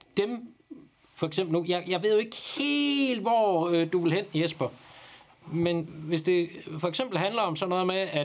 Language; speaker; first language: Danish; native; Danish